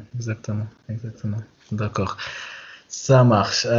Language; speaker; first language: French; non-native, local second language; Arabic